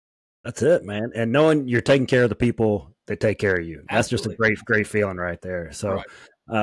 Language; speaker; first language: English; native; English